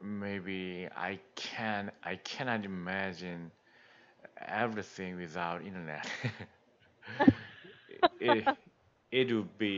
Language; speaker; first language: English; non-native, learner; Korean